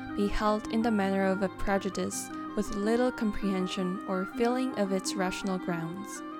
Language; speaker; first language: English; non-native, fluent; Korean